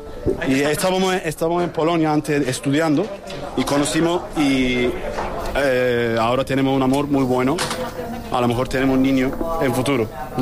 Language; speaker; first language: Spanish; non-native, learner; Turkish